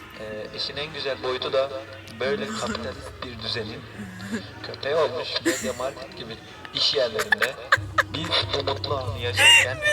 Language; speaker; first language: Turkish; native; Turkish